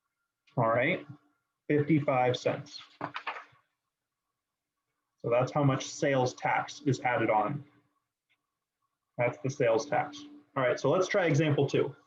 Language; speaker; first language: English; native; English